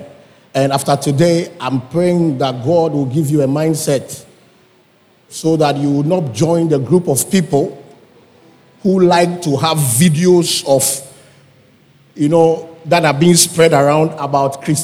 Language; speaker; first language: English; non-native, local second language; Akan